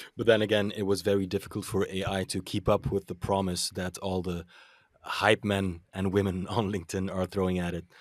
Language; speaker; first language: English; non-native, fluent; Dutch